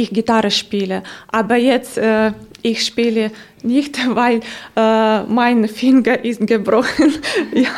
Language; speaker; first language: German; non-native, learner; Ukrainian